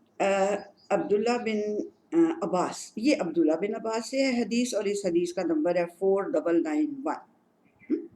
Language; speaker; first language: Urdu; native; Urdu